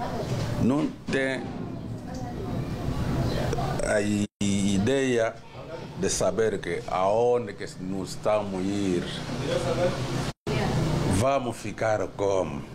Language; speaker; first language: Portuguese; non-native, local second language; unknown